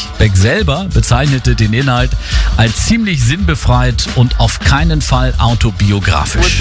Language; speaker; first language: German; native; German